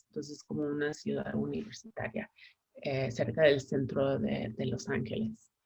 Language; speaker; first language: Spanish; non-native, fluent; English